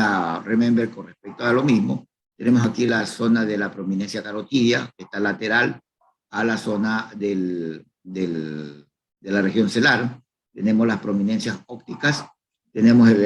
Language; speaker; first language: Spanish; native; Spanish